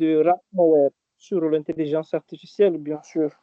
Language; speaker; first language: French; non-native, local second language; Arabic